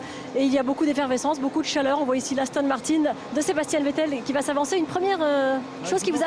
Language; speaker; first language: French; native; French